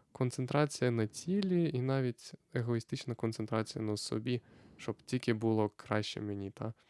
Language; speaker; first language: Ukrainian; non-native, fluent; Lithuanian